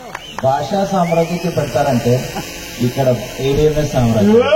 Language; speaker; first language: Telugu; non-native, learner; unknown